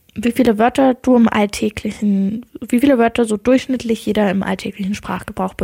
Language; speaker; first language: German; native; German